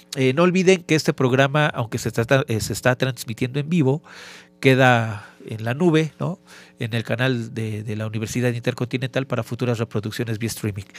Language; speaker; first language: Spanish; native; Spanish